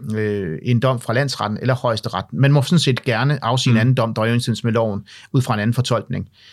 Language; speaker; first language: Danish; native; Danish